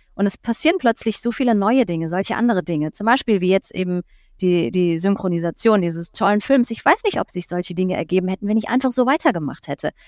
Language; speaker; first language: German; native; German